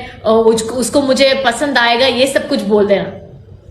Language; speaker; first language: Hindi; non-native, learner; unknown